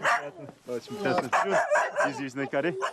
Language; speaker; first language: Russian; non-native, learner; Korean